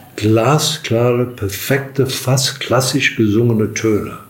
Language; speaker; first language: German; non-native, fluent; English